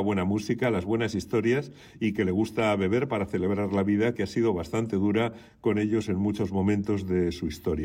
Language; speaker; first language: Spanish; native; Spanish